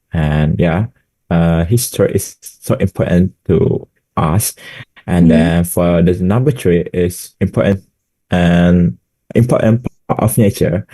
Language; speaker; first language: English; non-native, learner; Indonesian